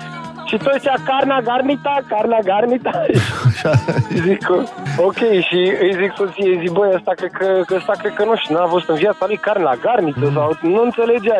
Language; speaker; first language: Romanian; native; Romanian